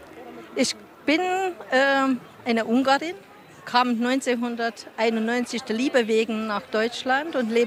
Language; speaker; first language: German; non-native, fluent; Hungarian